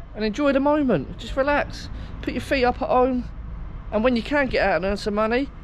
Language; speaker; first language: English; native; English